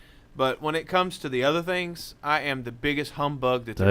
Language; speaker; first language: English; native; English